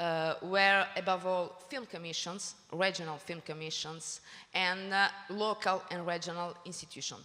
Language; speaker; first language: English; non-native, learner; Italian